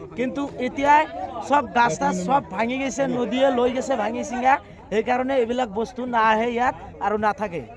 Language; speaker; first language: Assamese; non-native, local second language; Bangla